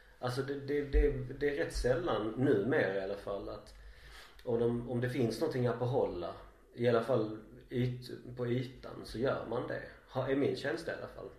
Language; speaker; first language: Swedish; native; Swedish